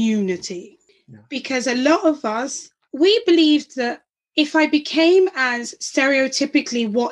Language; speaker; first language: English; native; English